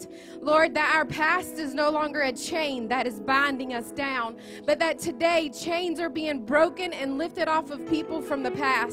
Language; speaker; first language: English; native; English